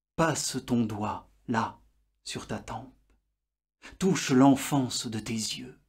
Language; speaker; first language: French; native; French